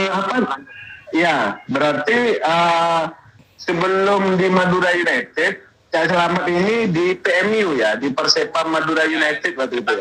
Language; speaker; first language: Indonesian; non-native, local second language; Madurese